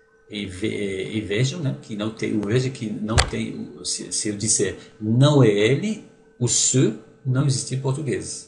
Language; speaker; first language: Portuguese; non-native, fluent; French